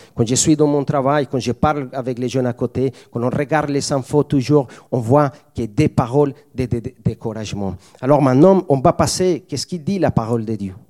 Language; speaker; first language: French; non-native, fluent; Spanish